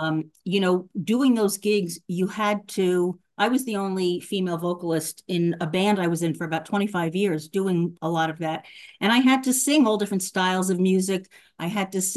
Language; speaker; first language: English; native; English